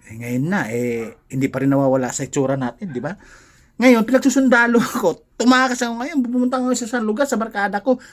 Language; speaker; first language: Filipino; non-native, local second language; Cebuano